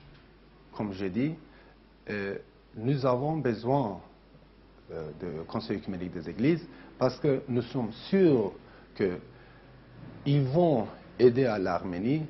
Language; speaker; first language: French; non-native, fluent; Armenian